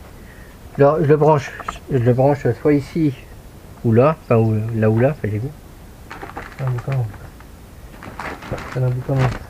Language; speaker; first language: French; native; French